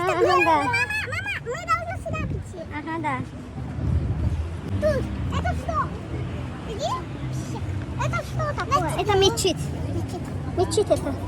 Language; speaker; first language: Russian; early bilingual, other home language; Azerbaijani